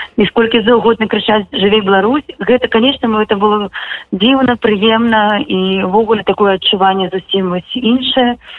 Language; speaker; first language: Belarusian; non-native, local second language; Russian